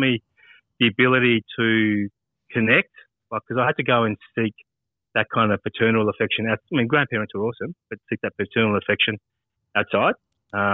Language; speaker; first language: English; native; English